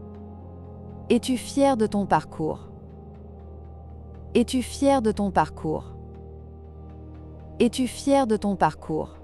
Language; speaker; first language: French; native; French